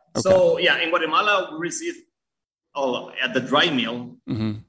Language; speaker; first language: English; early bilingual, other home language; Spanish